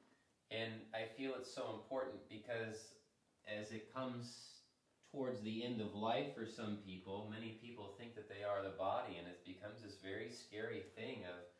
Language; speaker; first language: English; native; English